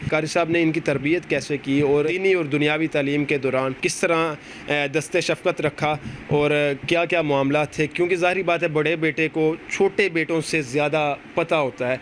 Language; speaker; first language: Urdu; non-native, local second language; Punjabi